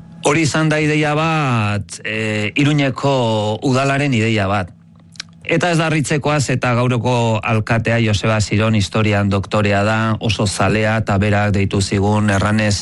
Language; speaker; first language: Basque; native; Basque